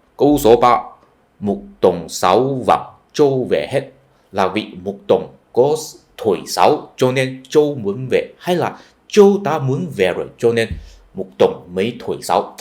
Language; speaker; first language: Vietnamese; non-native, fluent; Chinese